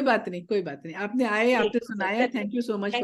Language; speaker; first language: Hindi; native; Hindi